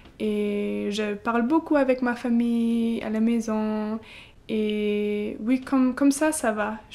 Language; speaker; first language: French; non-native, learner; German